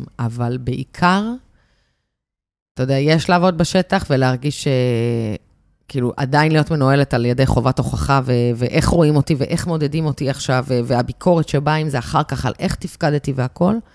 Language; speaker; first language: Hebrew; native; Hebrew